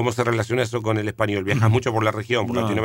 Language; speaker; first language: Spanish; native; Spanish